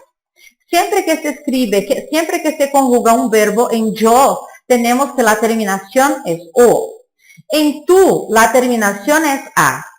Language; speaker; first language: Spanish; non-native, fluent; Portuguese